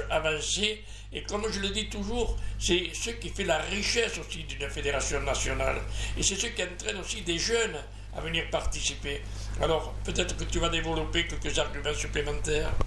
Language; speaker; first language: French; native; French